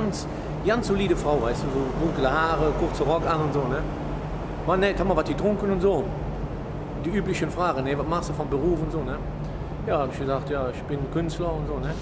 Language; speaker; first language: German; native; German